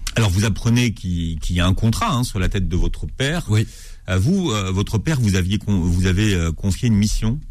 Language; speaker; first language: French; native; French